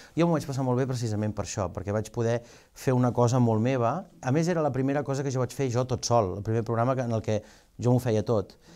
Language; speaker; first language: Catalan; native; Catalan